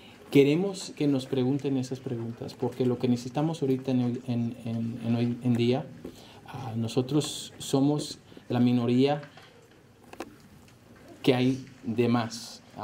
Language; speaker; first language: Spanish; early bilingual, heritage; Spanish